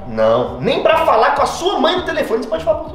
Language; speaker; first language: Portuguese; native; Portuguese